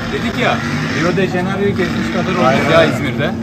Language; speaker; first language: Turkish; native; Turkish